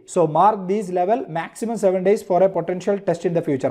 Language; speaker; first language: English; non-native, local second language; Malayalam